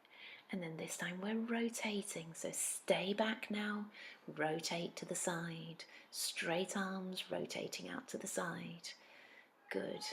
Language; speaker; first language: English; native; English